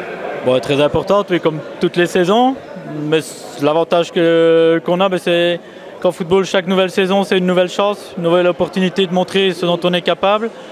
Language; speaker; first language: French; native; French